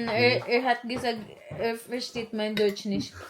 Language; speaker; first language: German; non-native, learner; Filipino